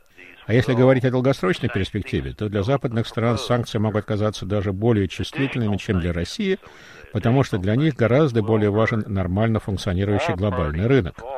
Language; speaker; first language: Russian; native; Russian